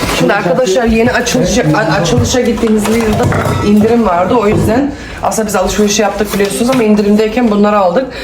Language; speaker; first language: Turkish; early bilingual, heritage; Turkish